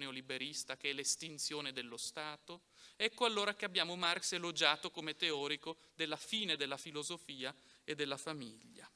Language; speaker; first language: Italian; native; Italian